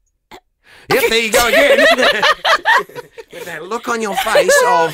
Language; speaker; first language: English; native; English